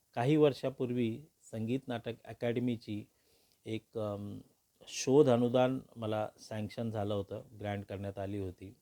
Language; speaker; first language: Marathi; non-native, local second language; Hindi